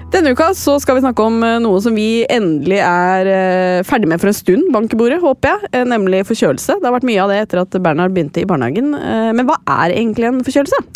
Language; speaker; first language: Norwegian; native; Norwegian